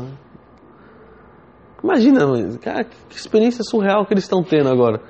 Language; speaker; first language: Portuguese; native; Portuguese